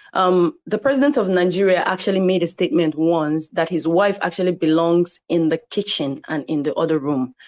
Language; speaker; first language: English; non-native, local second language; Igbo